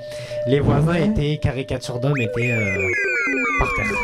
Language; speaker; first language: French; native; French